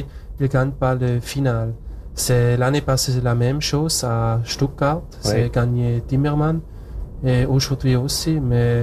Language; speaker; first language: French; non-native, local second language; German